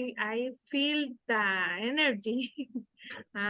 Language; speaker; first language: English; non-native, learner; Spanish